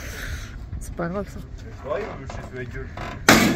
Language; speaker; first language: French; native; French